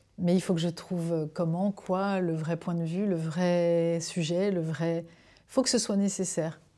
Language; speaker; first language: French; native; French